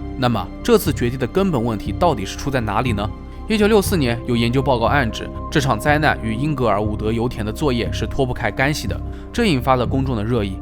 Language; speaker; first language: Chinese; native; Chinese